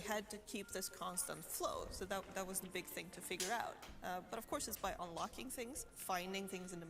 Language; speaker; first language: English; non-native, fluent; Swedish